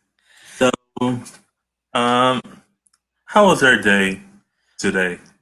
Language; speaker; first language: English; non-native, learner; Portuguese